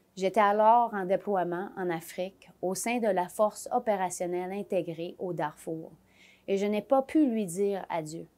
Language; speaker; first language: French; native; French